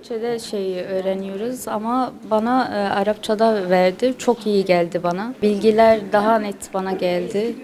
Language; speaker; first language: Turkish; non-native, learner; Arabic